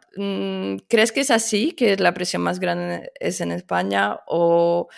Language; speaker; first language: Spanish; early bilingual, other home language; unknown